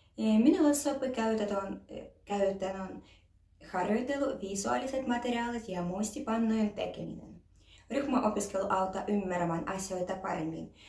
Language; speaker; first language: Finnish; non-native, learner; Ukrainian